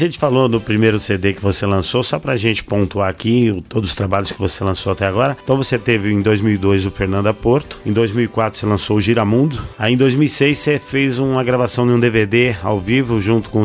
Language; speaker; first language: Portuguese; native; Portuguese